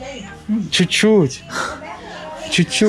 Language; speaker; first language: Russian; native; Russian